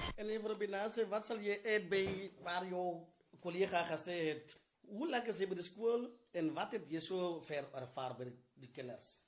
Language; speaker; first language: Afrikaans; non-native, local second language; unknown